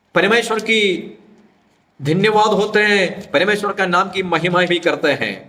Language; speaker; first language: Hindi; non-native, local second language; Malayalam